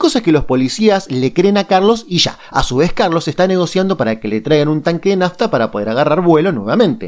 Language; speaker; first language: Spanish; native; Spanish